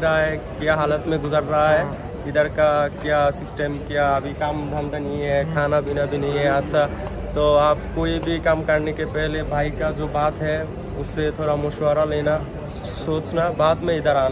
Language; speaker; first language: Hindi; non-native, learner; Bangla